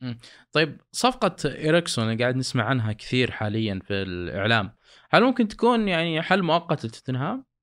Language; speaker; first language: Arabic; native; Arabic